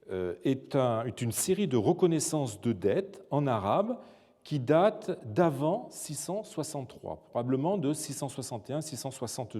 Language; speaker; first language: French; native; French